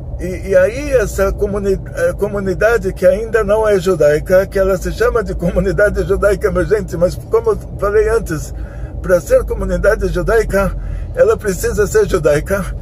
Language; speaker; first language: Portuguese; native; Portuguese